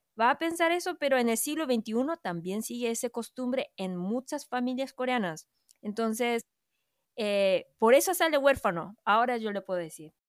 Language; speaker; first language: Spanish; non-native, fluent; Korean